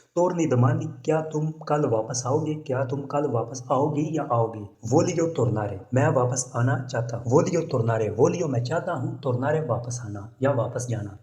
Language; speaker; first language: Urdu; non-native, local second language; Punjabi